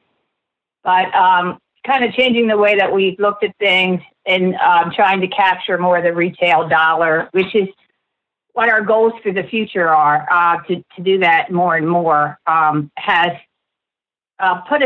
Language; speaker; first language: English; native; English